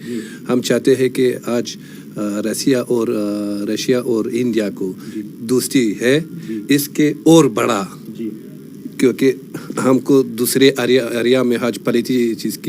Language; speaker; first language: Hindi; non-native, learner; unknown